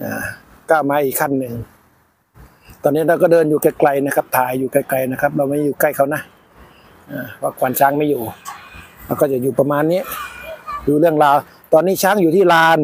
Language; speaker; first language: Thai; native; Thai